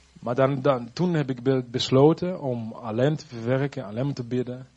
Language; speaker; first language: Dutch; non-native, fluent; Rundi